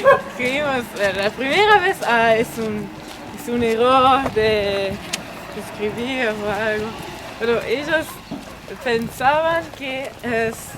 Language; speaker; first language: Spanish; non-native, learner; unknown